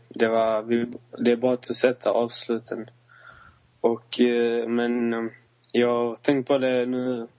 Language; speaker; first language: Swedish; native; Swedish